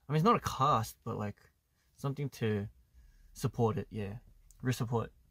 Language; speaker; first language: English; early bilingual, other home language; Korean